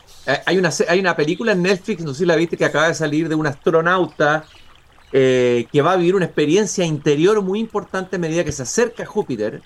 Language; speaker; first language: Spanish; native; Spanish